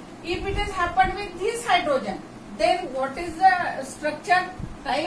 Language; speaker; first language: English; non-native, local second language; Marathi